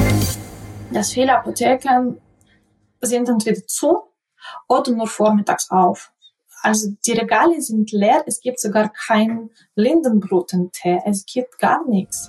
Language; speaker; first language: German; non-native, local second language; Ukrainian